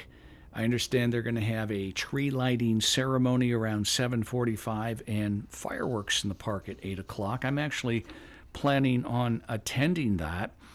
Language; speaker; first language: English; native; English